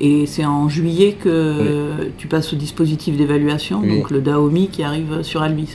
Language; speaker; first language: French; native; French